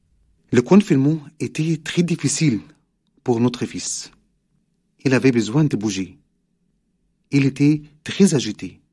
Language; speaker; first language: French; non-native, learner; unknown